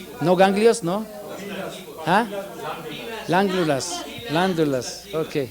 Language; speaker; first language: Spanish; non-native, fluent; Hebrew